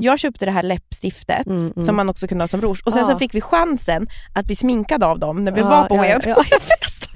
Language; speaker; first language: Swedish; native; Swedish